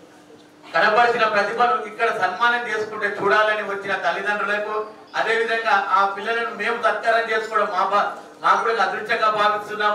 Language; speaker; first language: Telugu; native; Telugu